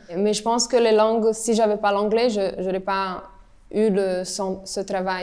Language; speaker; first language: French; early bilingual, heritage; French